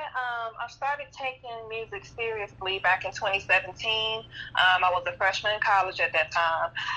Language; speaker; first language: English; native; English